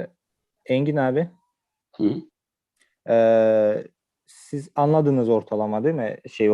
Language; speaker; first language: Turkish; non-native, fluent; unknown